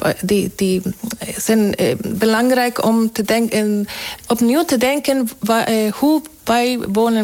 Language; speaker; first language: Dutch; non-native, fluent; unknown